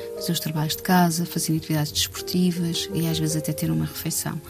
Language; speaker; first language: Portuguese; native; Portuguese